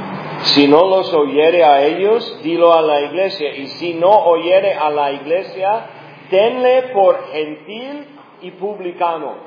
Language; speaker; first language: Spanish; non-native, fluent; English